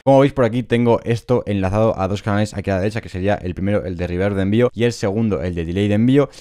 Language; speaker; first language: Spanish; native; Spanish